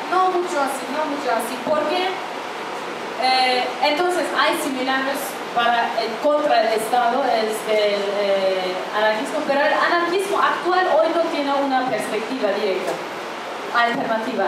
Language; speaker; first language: Spanish; non-native, fluent; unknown